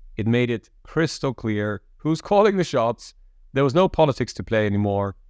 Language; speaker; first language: English; early bilingual, other home language; Polish